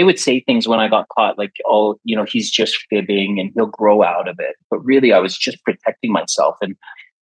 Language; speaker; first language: English; native; English